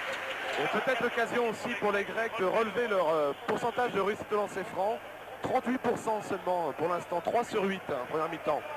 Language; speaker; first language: French; native; French